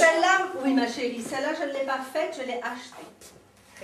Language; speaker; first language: French; native; French